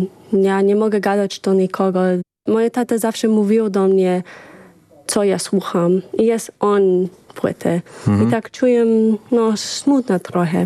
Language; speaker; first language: Polish; early bilingual, heritage; English